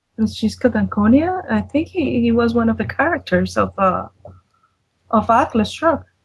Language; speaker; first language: English; non-native, fluent; Spanish